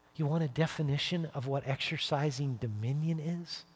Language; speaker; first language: English; native; English